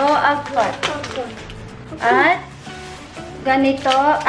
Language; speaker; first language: Filipino; early bilingual, heritage; Filipino